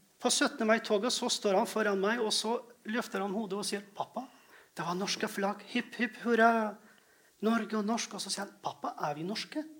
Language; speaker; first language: Norwegian; non-native, fluent; Kurdish